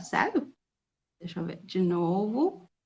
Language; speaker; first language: Portuguese; non-native, fluent; Chinese